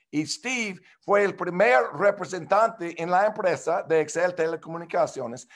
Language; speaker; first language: Spanish; non-native, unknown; English